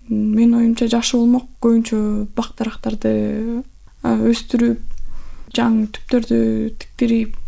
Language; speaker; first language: Kyrgyz; non-native, local second language; Russian